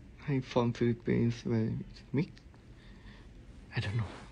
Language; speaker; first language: English; non-native, learner; Thai